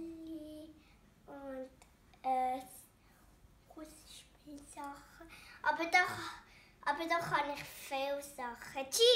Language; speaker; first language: German; non-native, learner; Indonesian